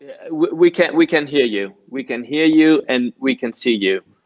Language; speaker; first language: English; non-native, fluent; Italian